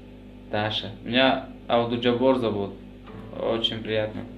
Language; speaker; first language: Russian; non-native, local second language; Tajik